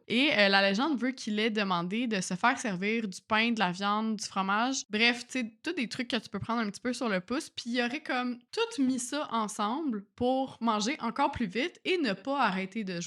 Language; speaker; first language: French; native; French